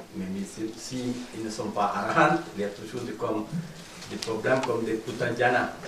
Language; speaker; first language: French; non-native, fluent; Sinhala